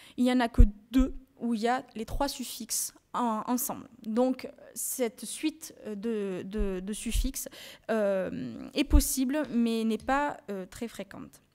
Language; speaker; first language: French; native; French